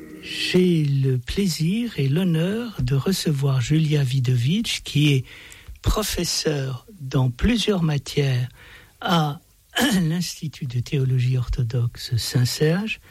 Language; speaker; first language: French; native; French